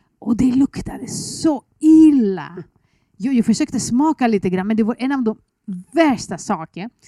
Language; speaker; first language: Swedish; non-native, fluent; Greek